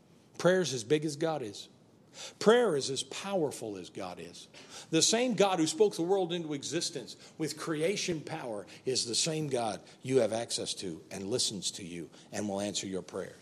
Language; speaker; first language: English; native; English